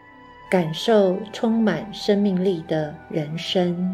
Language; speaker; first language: Chinese; native; Chinese